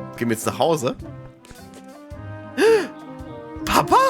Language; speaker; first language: German; native; German